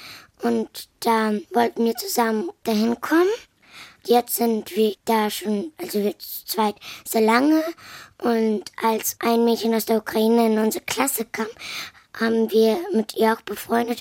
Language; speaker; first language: German; early bilingual, other home language; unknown